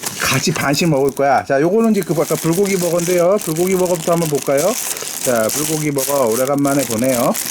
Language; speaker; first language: Korean; native; Korean